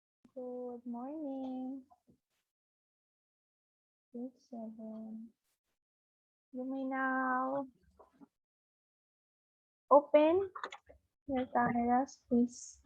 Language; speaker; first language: English; non-native, local second language; Filipino